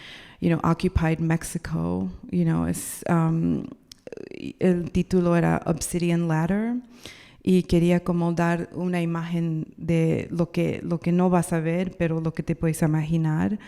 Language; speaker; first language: Spanish; non-native, learner; English